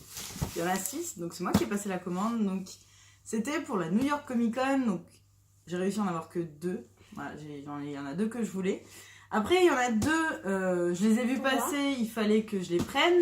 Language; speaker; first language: French; native; French